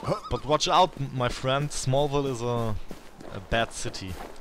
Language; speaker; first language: English; non-native, learner; German